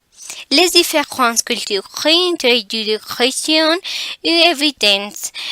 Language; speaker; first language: French; non-native, learner; Spanish